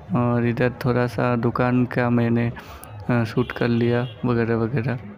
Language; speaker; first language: Hindi; non-native, local second language; Bangla